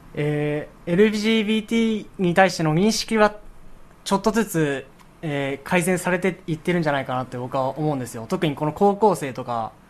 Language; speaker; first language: Japanese; native; Japanese